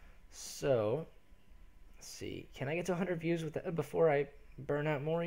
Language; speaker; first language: English; native; English